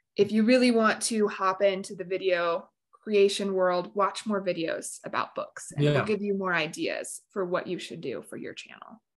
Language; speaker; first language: English; native; English